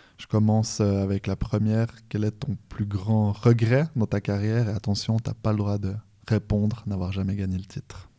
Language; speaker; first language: French; native; French